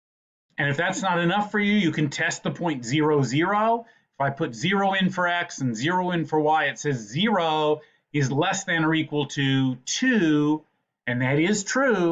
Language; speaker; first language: English; native; English